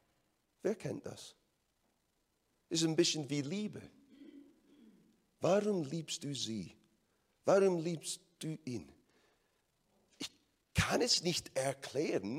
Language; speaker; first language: German; non-native, fluent; English